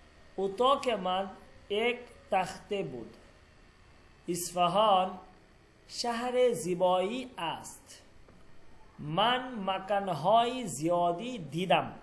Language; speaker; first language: Persian; non-native, fluent; Bangla